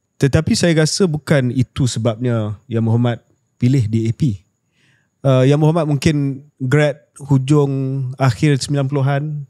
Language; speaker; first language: Malay; native; Malay